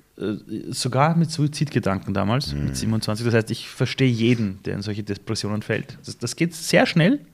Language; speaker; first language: German; early bilingual, other home language; Persian